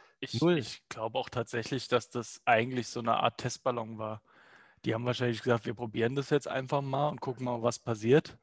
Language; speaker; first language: German; native; German